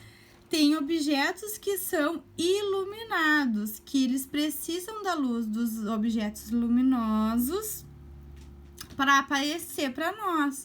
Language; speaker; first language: Portuguese; native; Portuguese